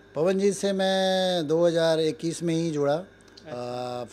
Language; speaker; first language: Hindi; native; Hindi